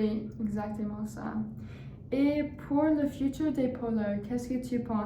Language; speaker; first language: French; non-native, learner; English